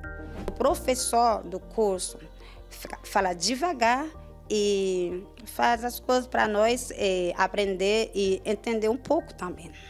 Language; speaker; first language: Portuguese; non-native, learner; Haitian Creole